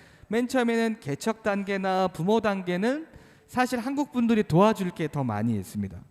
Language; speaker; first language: Korean; native; Korean